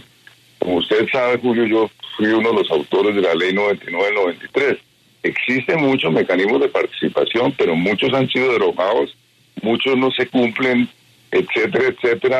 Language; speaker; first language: Spanish; native; Spanish